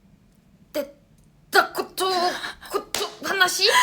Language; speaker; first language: Japanese; non-native, learner; Korean